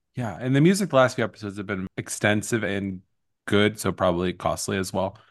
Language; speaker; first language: English; native; English